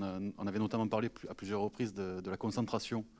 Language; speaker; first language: French; native; French